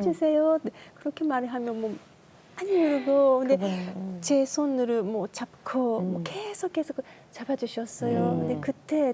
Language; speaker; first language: Korean; non-native, learner; Japanese